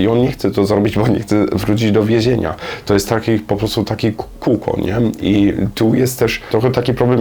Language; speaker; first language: Polish; non-native, learner; German